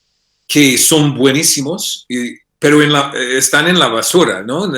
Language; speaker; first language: Spanish; non-native, fluent; English